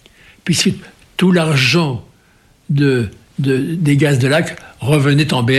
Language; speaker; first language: French; native; French